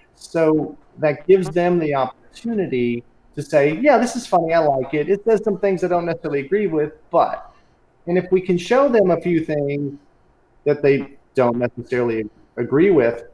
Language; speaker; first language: English; native; English